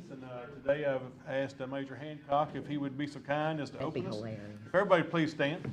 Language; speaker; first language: English; native; English